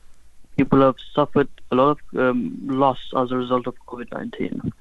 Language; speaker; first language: English; non-native, local second language; Urdu